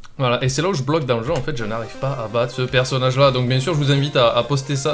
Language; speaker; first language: French; native; French